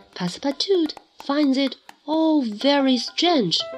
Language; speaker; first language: English; non-native, fluent; Chinese